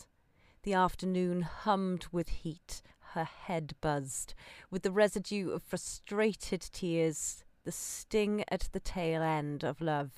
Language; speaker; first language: English; native; English